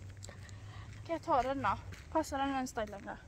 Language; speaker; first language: Swedish; early bilingual, other home language; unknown